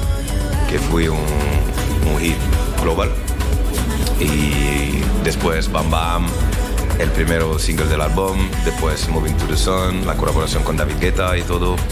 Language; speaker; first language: Spanish; non-native, learner; French